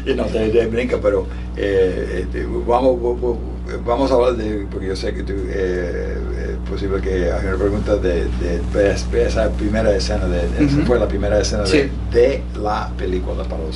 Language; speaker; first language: Spanish; early bilingual, heritage; Spanish